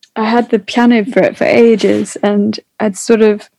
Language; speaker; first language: English; native; English